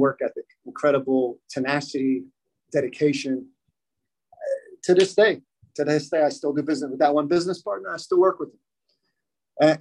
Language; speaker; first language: English; native; English